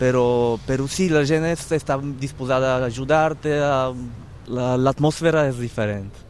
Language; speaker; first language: Catalan; non-native, fluent; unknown